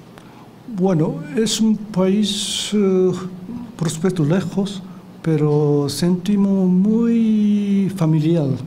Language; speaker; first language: Spanish; non-native, fluent; Japanese